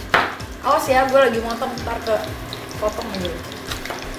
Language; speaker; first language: Indonesian; native; Indonesian